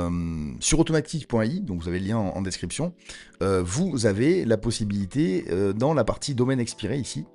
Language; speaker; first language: French; native; French